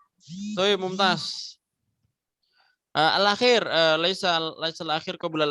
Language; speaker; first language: Arabic; non-native, fluent; Indonesian